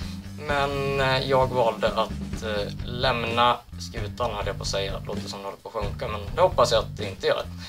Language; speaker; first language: Swedish; native; Swedish